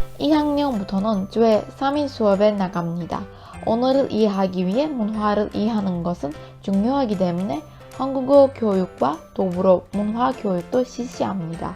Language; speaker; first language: Korean; non-native, learner; Turkish